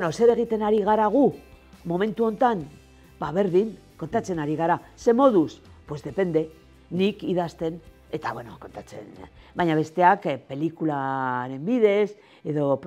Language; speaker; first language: Basque; non-native, local second language; Spanish